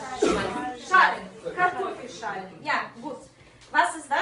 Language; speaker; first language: German; non-native, fluent; Russian